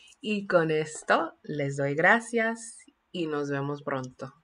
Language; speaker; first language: Spanish; non-native, fluent; English